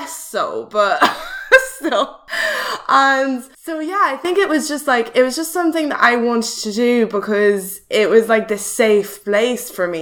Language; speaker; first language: English; non-native, fluent; French